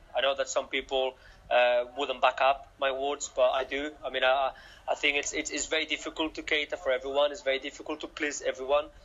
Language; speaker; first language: English; non-native, fluent; Catalan